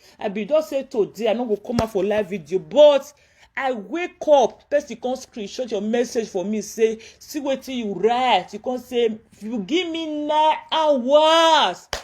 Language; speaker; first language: Nigerian Pidgin; non-native, local second language; Yoruba